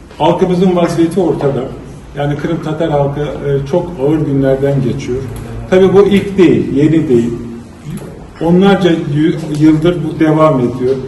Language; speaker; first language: Turkish; native; Turkish